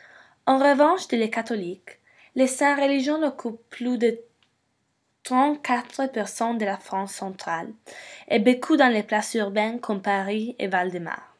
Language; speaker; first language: French; non-native, learner; English